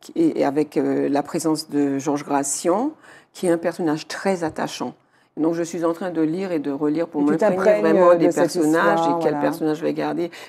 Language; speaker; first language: French; native; French